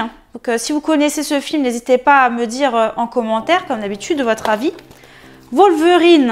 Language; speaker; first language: French; native; French